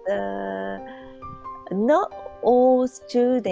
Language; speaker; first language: English; non-native, learner; Japanese